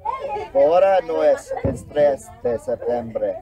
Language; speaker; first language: Spanish; early bilingual, heritage; English